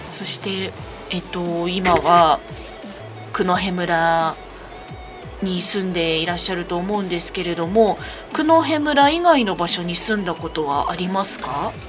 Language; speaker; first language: Japanese; native; Japanese